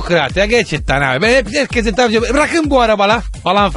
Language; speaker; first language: Turkish; non-native, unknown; Italian